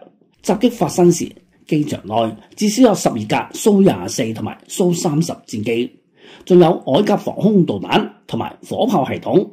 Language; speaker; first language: Chinese; non-native, local second language; Cantonese